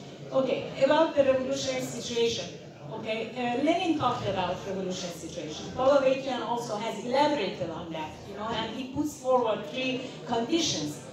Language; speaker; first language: English; non-native, fluent; Persian